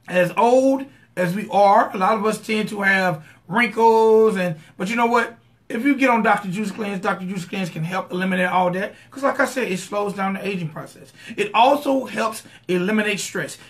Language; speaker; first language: English; native; English